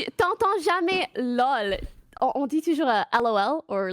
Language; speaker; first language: French; non-native, fluent; English